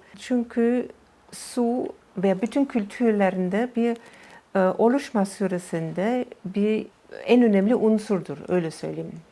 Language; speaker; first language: Turkish; non-native, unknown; German